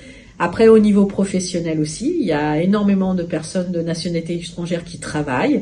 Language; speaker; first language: French; native; French